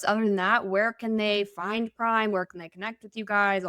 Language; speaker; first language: English; native; English